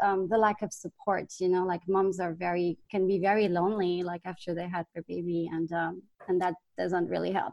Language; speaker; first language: English; non-native, fluent; French